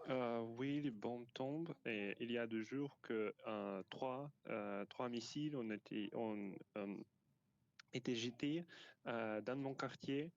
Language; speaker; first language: French; non-native, fluent; Ukrainian